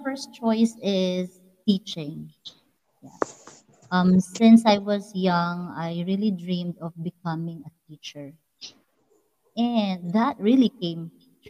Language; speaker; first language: English; non-native, local second language; Waray